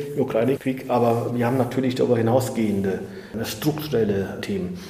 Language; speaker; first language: German; native; German